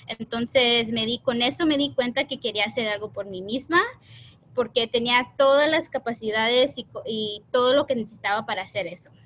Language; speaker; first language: Spanish; early bilingual, heritage; Spanish